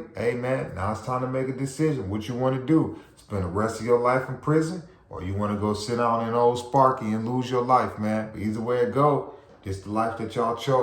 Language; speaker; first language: English; native; English